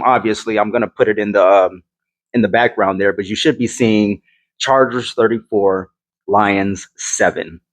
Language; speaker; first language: English; native; English